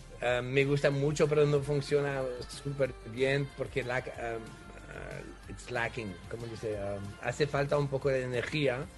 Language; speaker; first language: Spanish; non-native, fluent; French